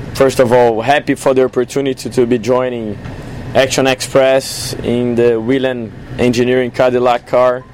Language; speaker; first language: English; non-native, fluent; Portuguese